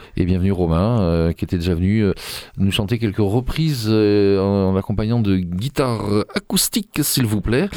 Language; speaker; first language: French; native; French